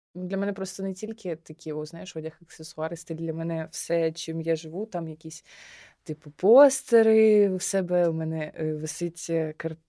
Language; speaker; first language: Ukrainian; non-native, local second language; Russian